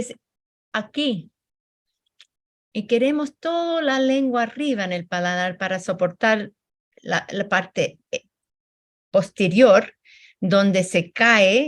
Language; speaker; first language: Spanish; early bilingual, heritage; Spanish